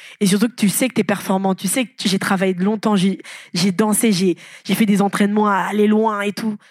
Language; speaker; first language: French; non-native, local second language; Lingala